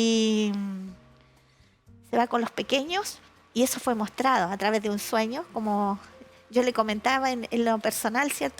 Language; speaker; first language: Spanish; native; Spanish